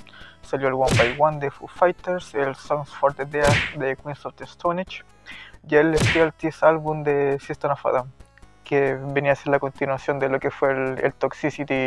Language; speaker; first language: Spanish; native; Spanish